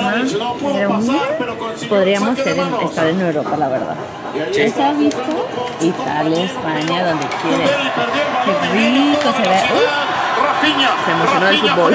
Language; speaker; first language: Spanish; non-native, fluent; English